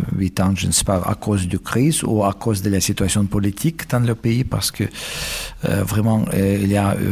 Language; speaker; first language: French; non-native, fluent; Russian